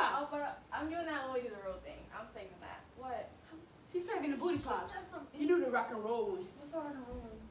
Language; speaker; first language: English; native; English